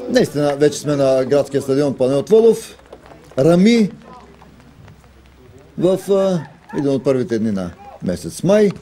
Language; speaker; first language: Bulgarian; native; Bulgarian